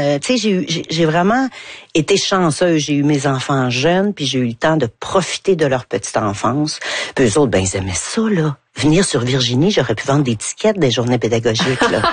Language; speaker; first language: French; native; French